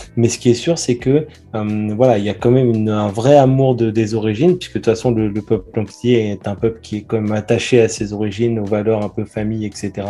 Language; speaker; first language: French; native; French